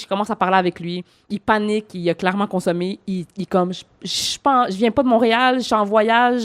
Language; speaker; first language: French; native; French